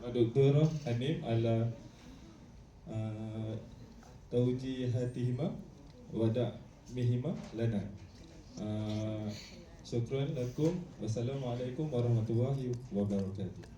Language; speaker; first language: Arabic; non-native, learner; Malay